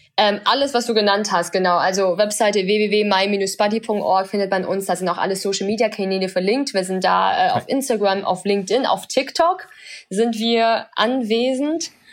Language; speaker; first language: German; early bilingual, other home language; Chinese